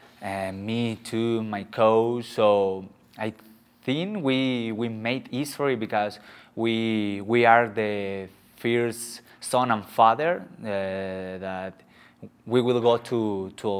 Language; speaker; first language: English; non-native, learner; Spanish